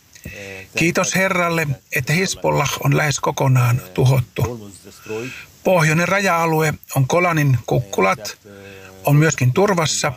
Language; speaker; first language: Finnish; native; Finnish